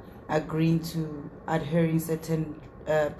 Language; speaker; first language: English; non-native, local second language; Tswana